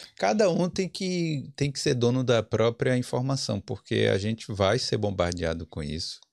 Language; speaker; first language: Portuguese; native; Portuguese